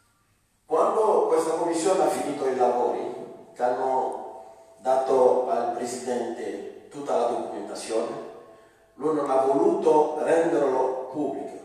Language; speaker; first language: Italian; non-native, fluent; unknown